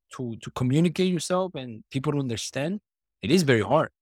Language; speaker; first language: English; non-native, fluent; Spanish